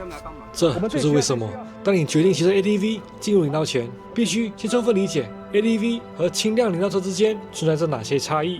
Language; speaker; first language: Chinese; native; Chinese